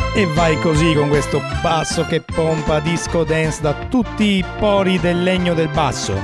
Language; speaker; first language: Italian; native; Italian